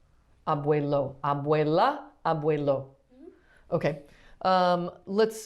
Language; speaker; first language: Spanish; non-native, learner; English